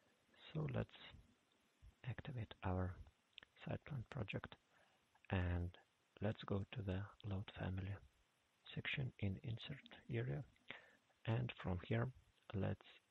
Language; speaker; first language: English; non-native, fluent; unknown